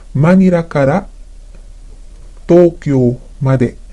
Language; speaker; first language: Japanese; non-native, fluent; Filipino